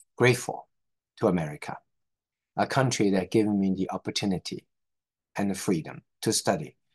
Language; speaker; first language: English; non-native, fluent; Chinese